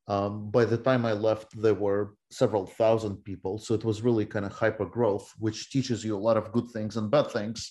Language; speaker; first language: English; non-native, fluent; Russian